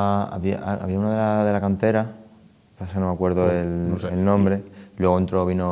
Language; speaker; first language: Spanish; native; Spanish